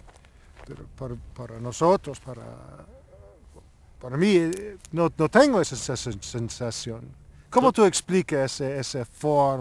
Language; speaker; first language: Spanish; non-native, learner; English